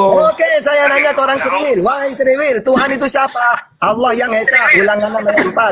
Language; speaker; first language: Indonesian; native; Indonesian